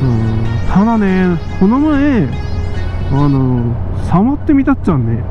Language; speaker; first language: Japanese; native; Japanese